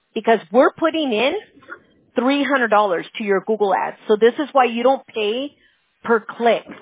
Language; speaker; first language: English; early bilingual, other home language; Spanish